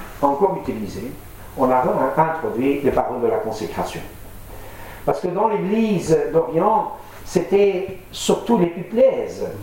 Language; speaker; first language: French; non-native, local second language; Assyrian Neo-Aramaic